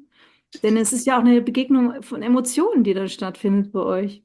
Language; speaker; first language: German; native; German